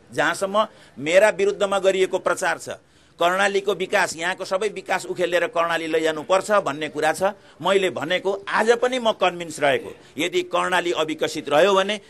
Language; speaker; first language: Nepali; native; Nepali